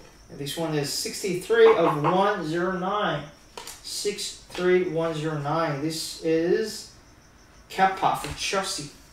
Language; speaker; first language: English; non-native, fluent; Chinese